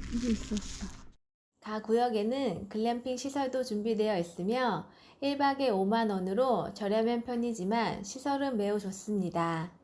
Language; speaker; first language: Korean; native; Korean